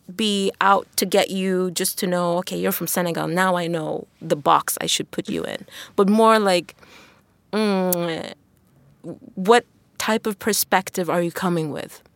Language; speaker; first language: English; non-native, fluent; Wolof